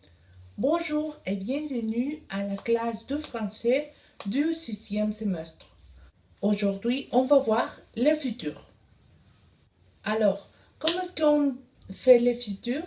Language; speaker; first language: French; non-native, learner; Spanish